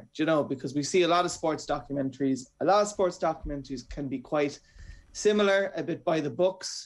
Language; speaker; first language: English; native; English